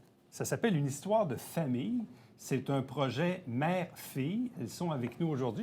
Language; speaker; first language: French; native; French